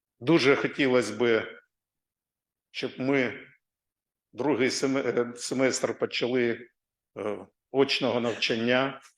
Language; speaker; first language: Ukrainian; non-native, local second language; Russian